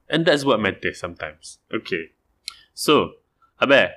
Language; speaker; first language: English; non-native, local second language; Malay